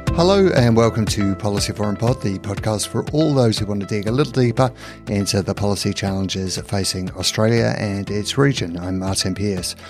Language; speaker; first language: English; native; English